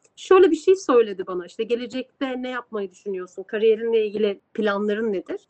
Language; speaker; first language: Turkish; native; Turkish